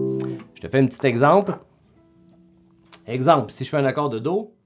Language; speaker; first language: French; native; French